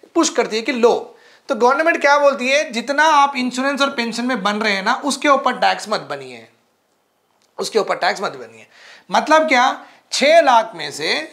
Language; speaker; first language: Hindi; non-native, local second language; Urdu